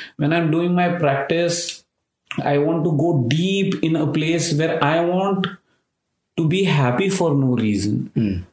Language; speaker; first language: English; non-native, local second language; Marathi